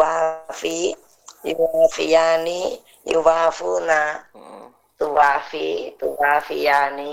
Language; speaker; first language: Arabic; non-native, learner; Indonesian